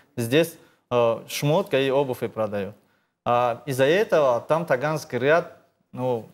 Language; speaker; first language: Russian; non-native, learner; Tajik